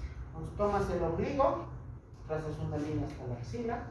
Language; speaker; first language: Spanish; native; Spanish